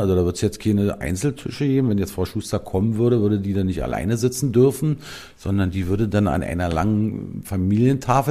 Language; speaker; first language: German; native; German